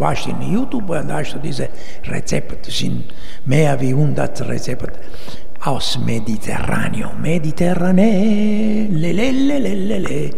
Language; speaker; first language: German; non-native, learner; Italian